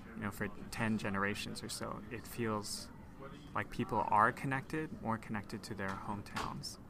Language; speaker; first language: English; non-native, local second language; Cantonese